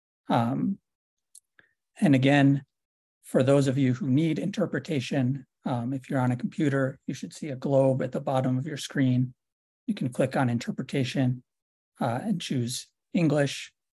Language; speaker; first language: English; native; English